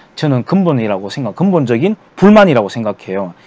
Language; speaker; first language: Korean; native; Korean